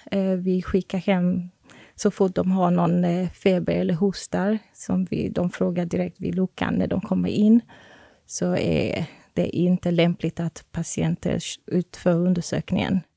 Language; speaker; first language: Swedish; non-native, fluent; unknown